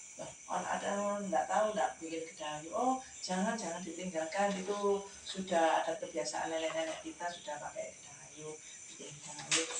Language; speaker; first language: Indonesian; non-native, local second language; Javanese